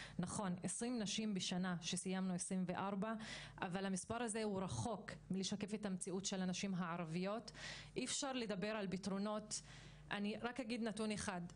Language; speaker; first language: Hebrew; non-native, local second language; Arabic